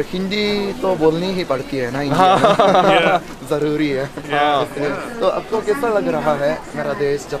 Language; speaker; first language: Hindi; non-native, fluent; Japanese